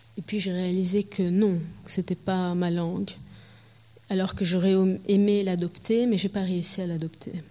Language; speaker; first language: French; early bilingual, heritage; French